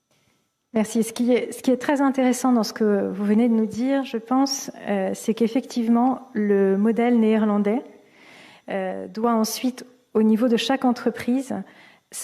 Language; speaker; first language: French; native; French